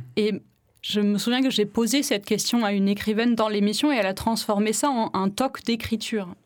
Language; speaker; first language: French; non-native, fluent; German